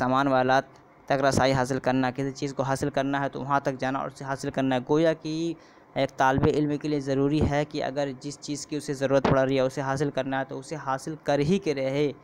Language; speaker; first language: Urdu; native; Urdu